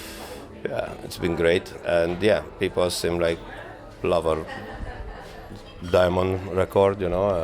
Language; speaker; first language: English; non-native, fluent; Hungarian